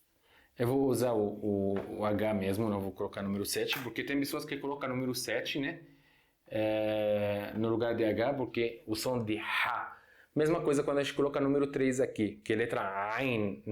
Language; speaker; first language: Portuguese; non-native, fluent; Arabic